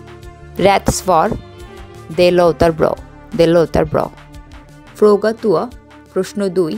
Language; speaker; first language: Swedish; non-native, fluent; Bangla